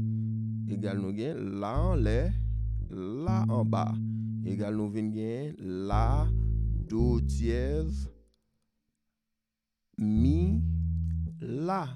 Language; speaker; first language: French; non-native, local second language; Haitian Creole